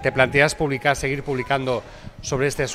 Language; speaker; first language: Spanish; non-native, local second language; Catalan